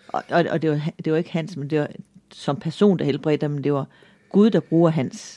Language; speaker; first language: Danish; native; Danish